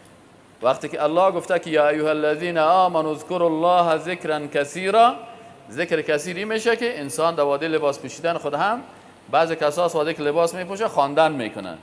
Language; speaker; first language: Persian; native; Persian